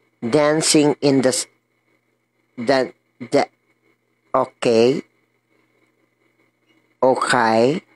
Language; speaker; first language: English; non-native, learner; Filipino